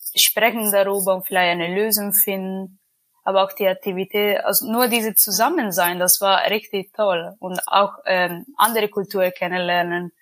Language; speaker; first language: German; non-native, learner; Italian